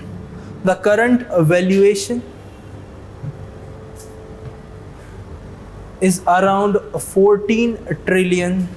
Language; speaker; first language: English; non-native, local second language; Hindi